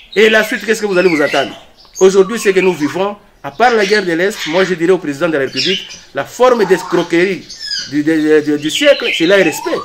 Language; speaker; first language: French; non-native, local second language; Swahili